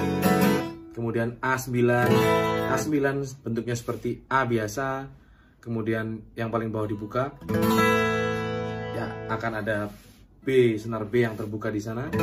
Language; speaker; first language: Indonesian; native; Indonesian